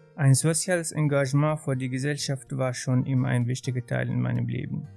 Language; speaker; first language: German; non-native, fluent; Arabic